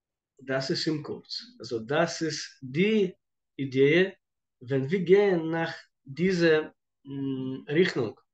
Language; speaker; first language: German; non-native, fluent; Russian